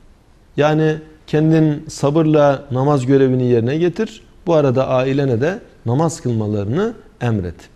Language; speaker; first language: Turkish; native; Turkish